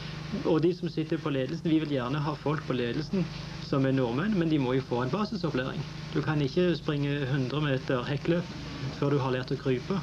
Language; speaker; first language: Norwegian; native; Norwegian